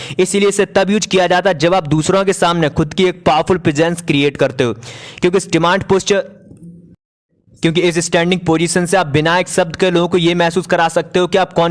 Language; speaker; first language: Hindi; native; Hindi